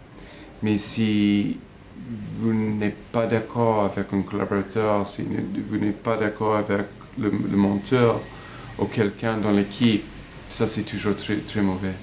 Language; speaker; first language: French; non-native, fluent; English